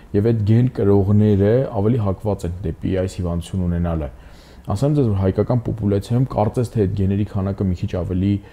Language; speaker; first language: Armenian; native; Armenian